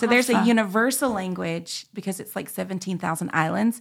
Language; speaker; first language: English; native; English